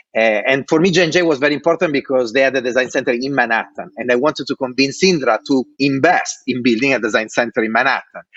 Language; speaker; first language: English; non-native, fluent; Italian